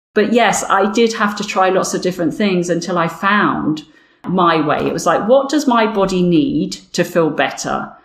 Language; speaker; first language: English; native; English